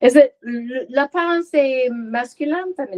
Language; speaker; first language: French; non-native, learner; English